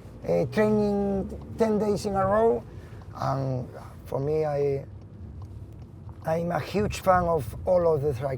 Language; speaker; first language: English; non-native, fluent; Spanish